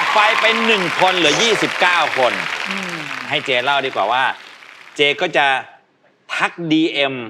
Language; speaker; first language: Thai; native; Thai